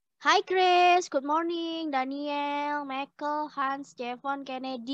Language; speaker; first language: English; non-native, learner; Indonesian